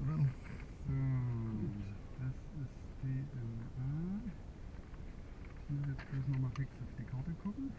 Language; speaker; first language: German; native; German